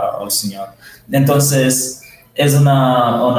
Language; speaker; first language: Spanish; non-native, learner; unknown